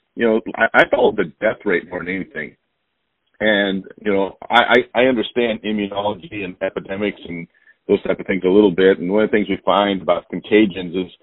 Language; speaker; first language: English; native; English